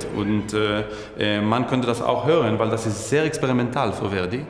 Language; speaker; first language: German; non-native, fluent; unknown